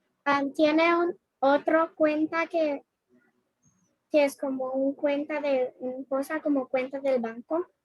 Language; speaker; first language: Spanish; non-native, learner; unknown